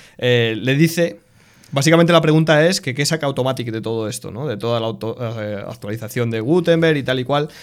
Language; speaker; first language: Spanish; native; Spanish